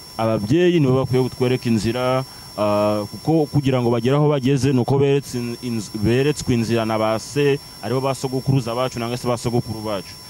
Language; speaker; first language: Kinyarwanda; early bilingual, heritage; Kinyarwanda